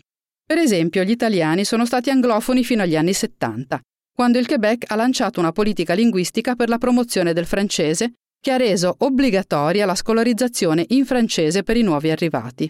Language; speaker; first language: Italian; native; Italian